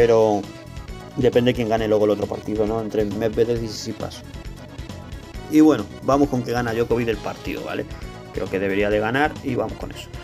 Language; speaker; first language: Spanish; native; Spanish